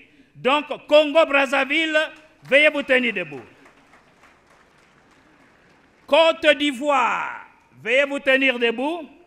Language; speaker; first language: French; non-native, local second language; Lingala